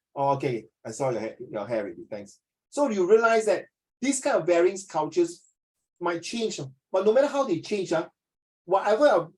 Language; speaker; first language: English; non-native, local second language; Chinese